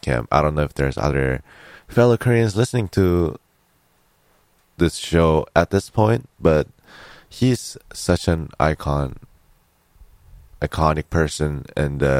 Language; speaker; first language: English; non-native, fluent; Korean